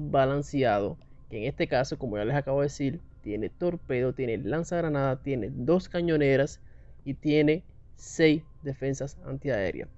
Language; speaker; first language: Spanish; native; Spanish